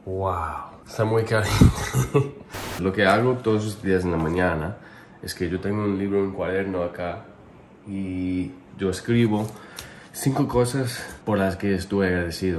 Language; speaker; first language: Spanish; non-native, fluent; English